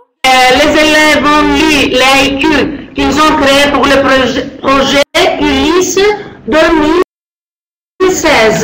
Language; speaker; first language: French; non-native, learner; Greek